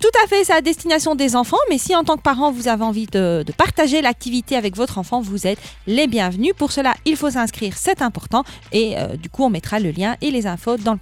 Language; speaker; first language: French; native; French